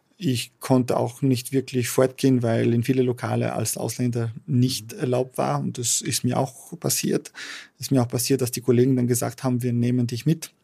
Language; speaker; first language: German; non-native, fluent; Albanian